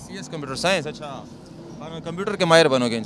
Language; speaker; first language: Urdu; native; Urdu